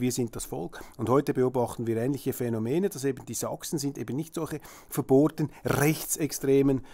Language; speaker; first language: German; native; German